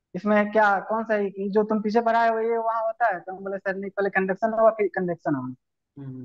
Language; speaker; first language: Hindi; native; Hindi